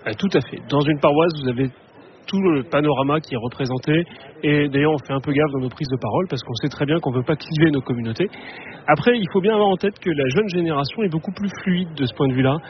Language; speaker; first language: French; native; French